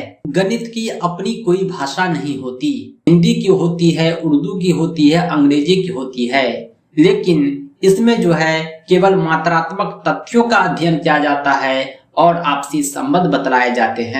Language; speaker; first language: Hindi; native; Hindi